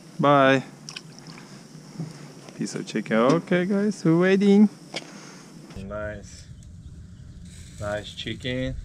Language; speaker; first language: English; non-native, learner; Ukrainian